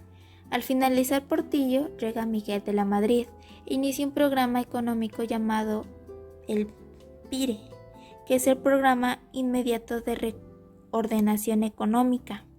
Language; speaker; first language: Spanish; native; Spanish